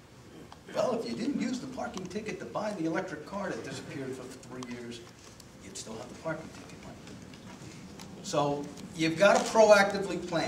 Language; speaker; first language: English; native; English